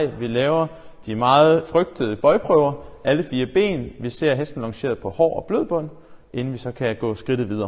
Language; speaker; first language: Danish; native; Danish